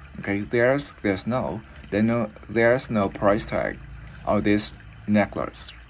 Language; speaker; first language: English; non-native, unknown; Vietnamese